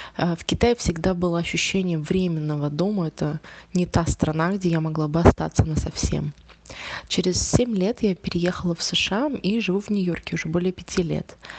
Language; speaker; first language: Russian; native; Russian